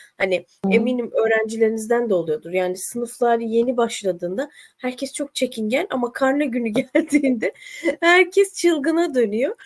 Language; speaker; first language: Turkish; native; Turkish